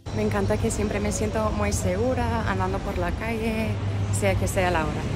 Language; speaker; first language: Spanish; non-native, fluent; English